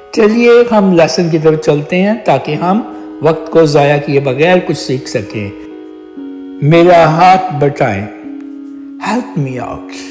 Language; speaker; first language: Urdu; native; Urdu